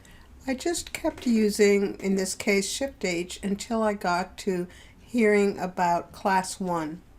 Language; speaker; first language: English; native; English